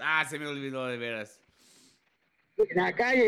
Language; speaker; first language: Spanish; non-native, learner; English